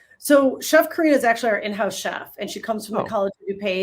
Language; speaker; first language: English; native; English